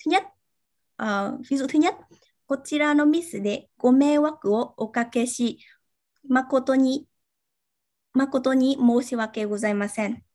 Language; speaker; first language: Japanese; non-native, fluent; Vietnamese